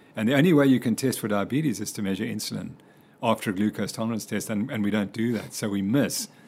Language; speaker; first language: English; native; English